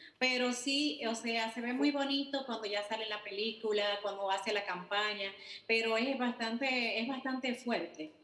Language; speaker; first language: Spanish; native; Spanish